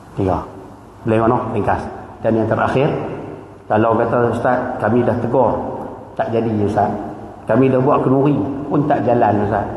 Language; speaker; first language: Malay; native; Malay